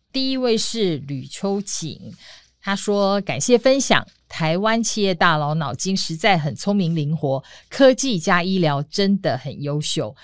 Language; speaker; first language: Chinese; native; Chinese